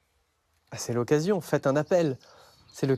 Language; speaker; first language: French; native; French